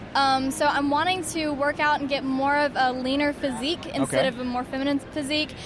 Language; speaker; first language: English; native; English